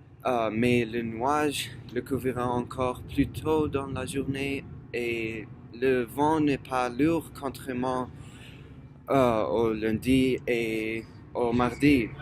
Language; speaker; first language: French; non-native, fluent; English